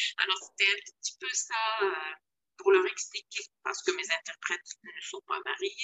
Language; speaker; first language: French; non-native, local second language; Arabic